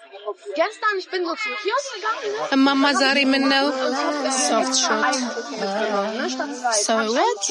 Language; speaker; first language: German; non-native, learner; Amharic